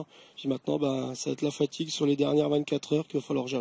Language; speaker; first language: French; native; French